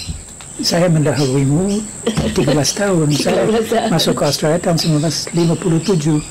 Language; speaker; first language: Indonesian; non-native, fluent; English